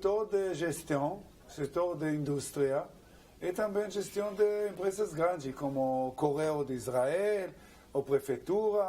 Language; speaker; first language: Portuguese; non-native, learner; Hebrew